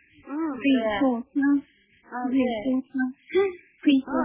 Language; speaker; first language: Chinese; non-native, learner; Korean